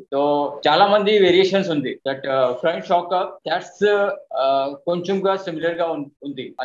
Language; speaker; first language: Telugu; non-native, local second language; Hindi